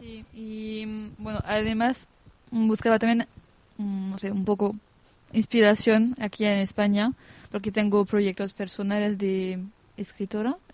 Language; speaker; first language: Spanish; non-native, fluent; French